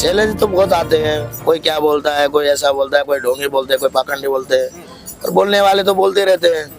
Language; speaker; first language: Hindi; native; Hindi